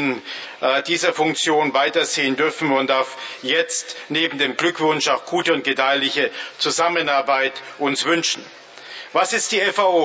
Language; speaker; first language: German; native; German